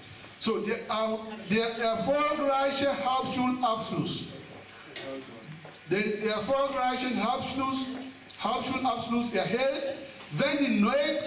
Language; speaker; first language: German; non-native, fluent; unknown